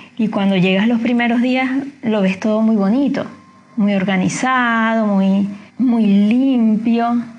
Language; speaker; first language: Spanish; native; Spanish